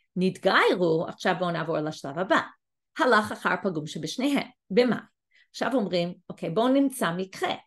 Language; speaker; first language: Hebrew; non-native, fluent; English